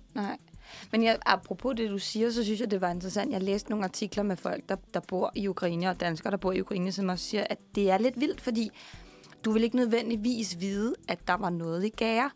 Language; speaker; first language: Danish; native; Danish